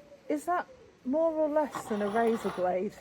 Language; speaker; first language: English; native; English